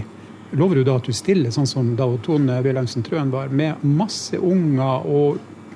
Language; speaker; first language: Norwegian; native; Norwegian